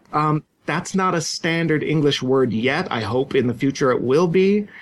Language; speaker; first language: English; native; English